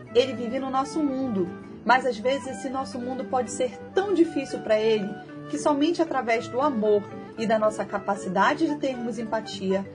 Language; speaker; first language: Portuguese; native; Portuguese